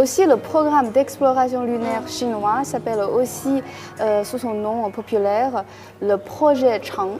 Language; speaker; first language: French; non-native, fluent; Chinese